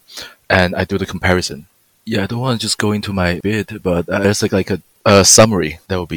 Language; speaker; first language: English; non-native, fluent; Chinese